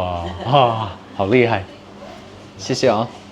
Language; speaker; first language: Chinese; non-native, fluent; Indonesian